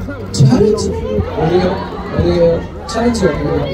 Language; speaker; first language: Korean; non-native, learner; Chinese